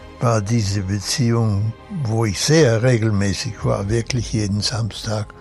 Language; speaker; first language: German; early bilingual, heritage; German